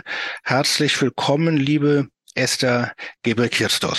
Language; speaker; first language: German; native; German